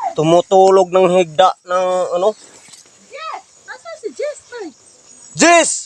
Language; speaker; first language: Filipino; non-native, local second language; Cebuano